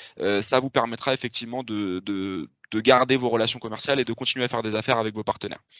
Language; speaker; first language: French; native; French